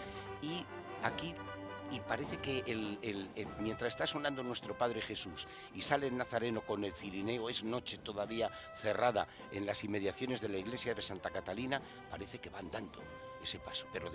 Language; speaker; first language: Spanish; native; Spanish